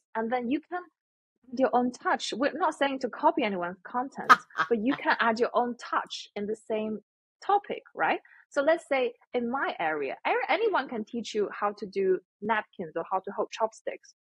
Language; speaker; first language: English; non-native, fluent; Chinese